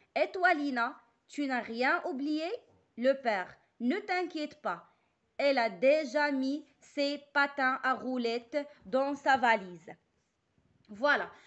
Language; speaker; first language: French; non-native, local second language; Arabic